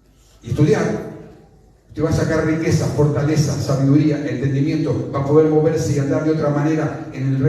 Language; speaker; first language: Spanish; native; Spanish